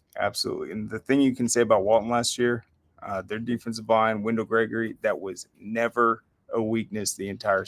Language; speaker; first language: English; native; English